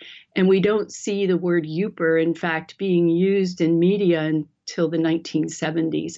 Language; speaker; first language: English; native; English